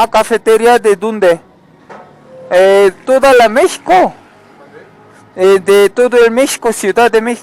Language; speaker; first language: Spanish; non-native, learner; Korean